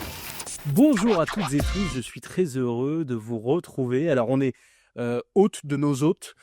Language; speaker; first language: French; native; French